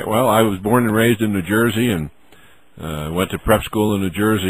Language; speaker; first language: English; native; English